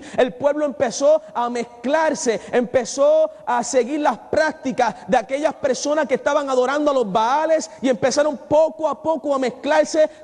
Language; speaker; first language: Spanish; native; Spanish